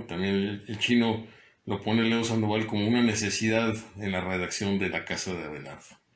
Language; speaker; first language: Spanish; native; Spanish